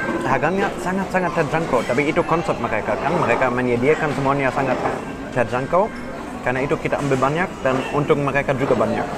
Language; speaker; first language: Indonesian; non-native, fluent; German